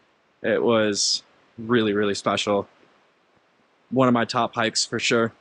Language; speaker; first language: English; native; English